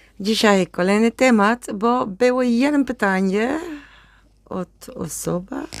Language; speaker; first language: Polish; non-native, learner; Dutch